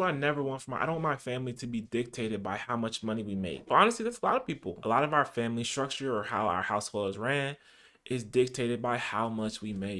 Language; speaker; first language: English; native; English